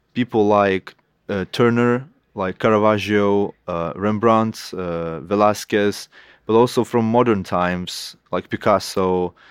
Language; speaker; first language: English; non-native, fluent; Lithuanian